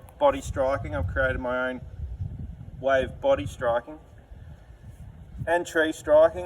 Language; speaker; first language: English; native; English